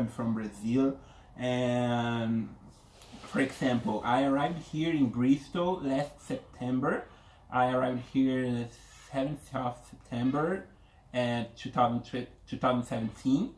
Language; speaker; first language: English; non-native, learner; Portuguese